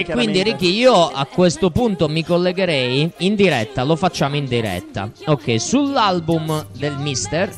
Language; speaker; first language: Italian; native; Italian